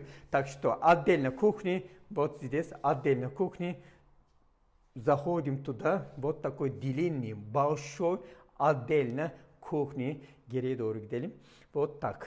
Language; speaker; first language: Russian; non-native, learner; Turkish